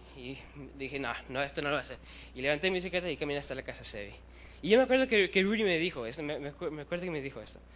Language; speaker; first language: Spanish; early bilingual, heritage; Spanish